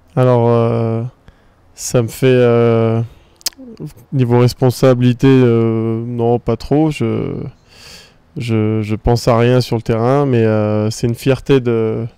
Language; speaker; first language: French; native; French